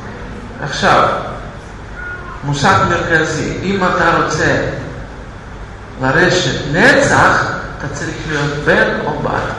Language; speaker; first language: Hebrew; non-native, fluent; Russian